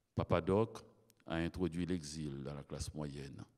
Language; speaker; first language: French; native; French